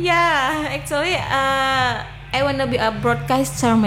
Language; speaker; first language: English; non-native, learner; Indonesian